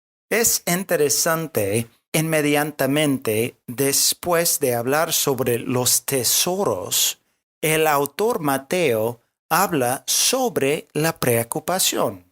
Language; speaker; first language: Spanish; non-native, fluent; English